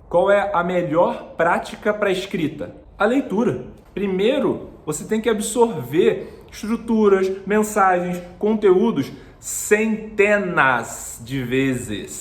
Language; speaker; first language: Portuguese; native; Portuguese